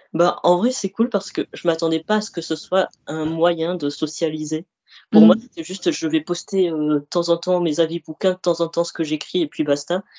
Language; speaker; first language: French; early bilingual, other home language; Arabic